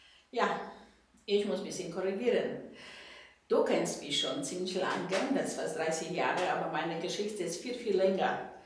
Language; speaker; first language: German; non-native, fluent; Polish